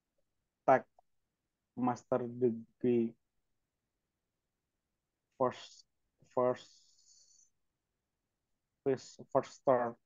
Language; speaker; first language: English; non-native, learner; Indonesian